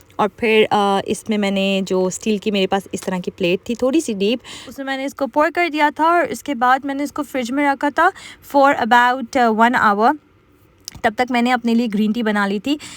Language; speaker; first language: Urdu; native; Urdu